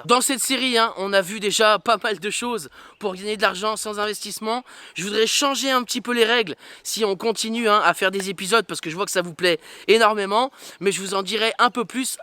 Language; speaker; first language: French; native; French